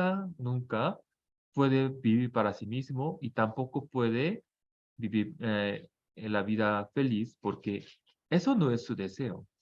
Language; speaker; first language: Spanish; non-native, fluent; Korean